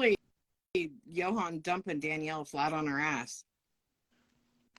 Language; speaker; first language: English; native; English